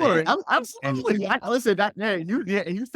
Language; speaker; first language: English; native; English